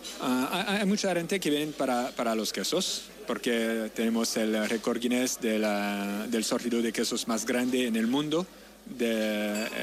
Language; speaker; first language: Spanish; non-native, learner; French